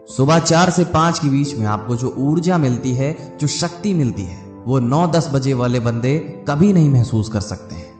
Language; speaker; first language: Hindi; native; Hindi